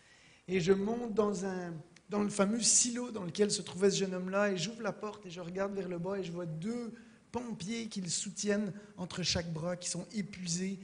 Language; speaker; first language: French; native; French